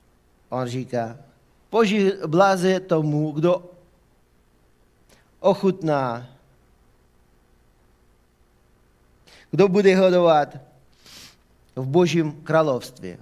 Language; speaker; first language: Czech; non-native, fluent; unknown